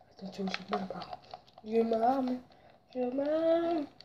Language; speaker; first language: French; native; French